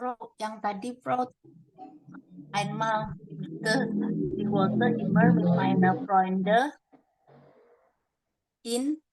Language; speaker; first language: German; non-native, learner; Indonesian